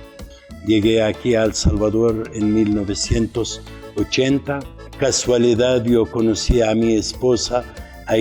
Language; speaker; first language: Spanish; non-native, fluent; Arabic